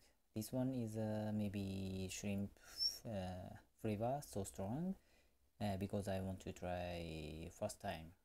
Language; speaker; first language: English; non-native, learner; Japanese